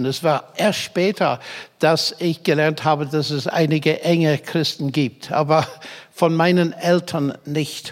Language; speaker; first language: German; non-native, fluent; English